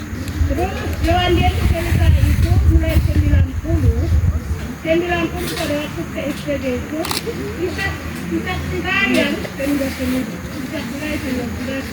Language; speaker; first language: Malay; non-native, local second language; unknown